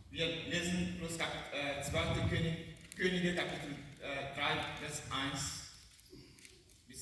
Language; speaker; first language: German; non-native, learner; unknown